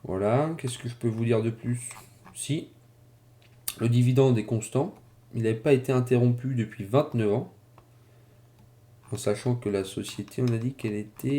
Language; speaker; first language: French; native; French